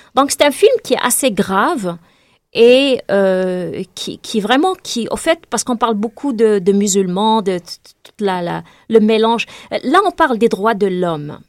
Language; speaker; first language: French; non-native, local second language; Kabyle